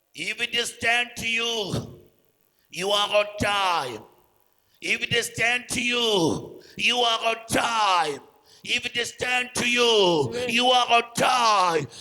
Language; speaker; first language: English; non-native, local second language; Malayalam